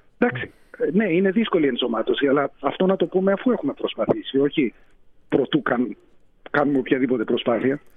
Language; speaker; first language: Greek; early bilingual, heritage; Greek